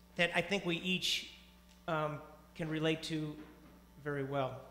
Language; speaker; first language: English; native; English